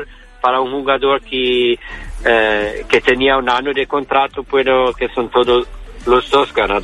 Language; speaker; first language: Spanish; non-native, learner; Italian